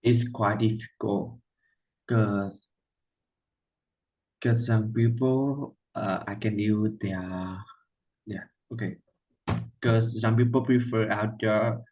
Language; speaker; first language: English; non-native, learner; Vietnamese